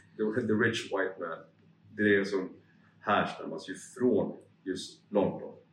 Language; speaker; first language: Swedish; early bilingual, other home language; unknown